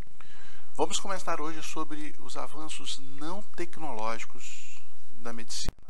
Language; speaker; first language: Portuguese; native; Portuguese